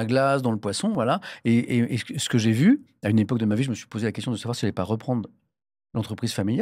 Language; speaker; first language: French; native; French